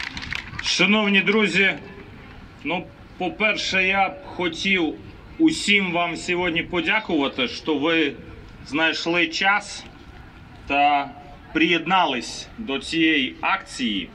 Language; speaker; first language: Ukrainian; non-native, fluent; Latvian